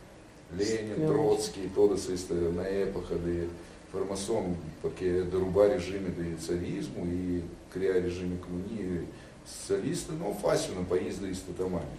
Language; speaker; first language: Portuguese; non-native, learner; Russian